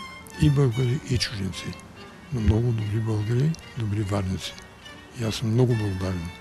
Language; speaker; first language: Bulgarian; early bilingual, heritage; Bulgarian